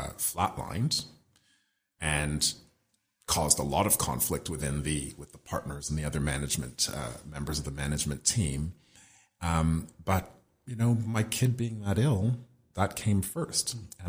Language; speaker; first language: English; native; English